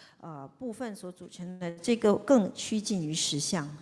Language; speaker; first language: Chinese; native; Chinese